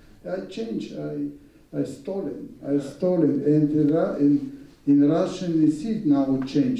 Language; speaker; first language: English; non-native, learner; Russian